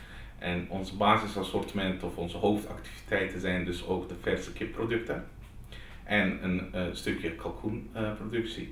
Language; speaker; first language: Dutch; early bilingual, other home language; Turkish